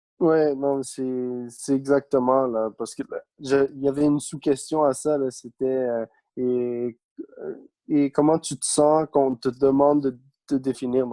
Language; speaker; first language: French; early bilingual, other home language; Arabic